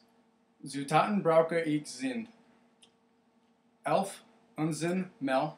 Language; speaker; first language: German; non-native, learner; English